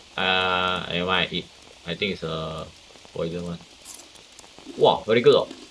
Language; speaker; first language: English; non-native, local second language; Chinese